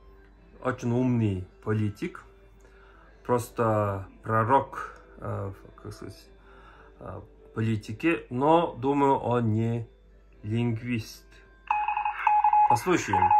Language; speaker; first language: Russian; non-native, learner; Mongolian